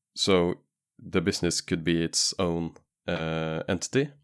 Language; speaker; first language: English; non-native, fluent; Norwegian